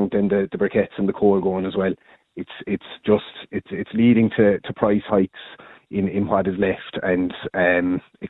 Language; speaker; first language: English; native; English